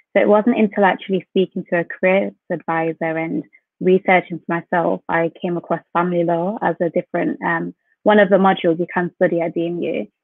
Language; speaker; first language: English; native; English